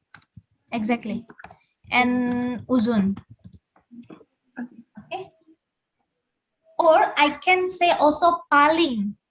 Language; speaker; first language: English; non-native, fluent; Indonesian